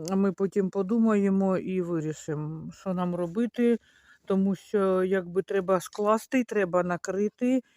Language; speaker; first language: Ukrainian; native; Ukrainian